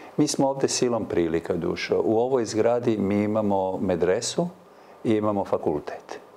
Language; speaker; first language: Serbian; native; Serbian